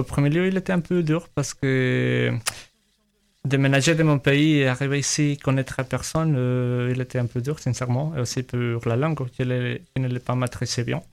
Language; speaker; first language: French; non-native, learner; Spanish